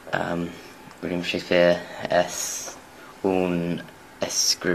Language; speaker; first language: Spanish; non-native, learner; English